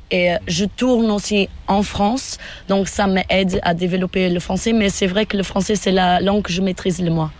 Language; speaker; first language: French; non-native, fluent; Portuguese